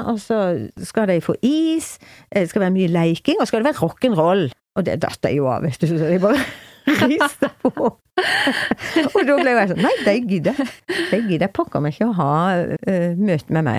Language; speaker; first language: Norwegian; native; Norwegian